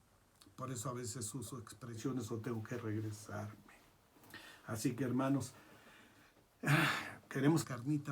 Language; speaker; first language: Spanish; native; Spanish